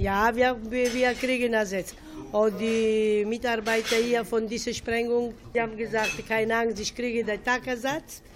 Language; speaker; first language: German; non-native, learner; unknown